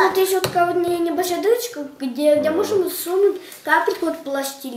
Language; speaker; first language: Russian; native; Russian